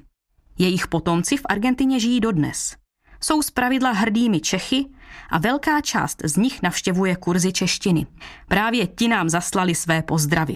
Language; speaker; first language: Czech; native; Czech